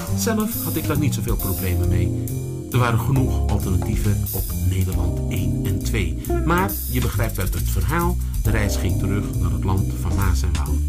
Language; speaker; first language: Dutch; early bilingual, other home language; Sranan Tongo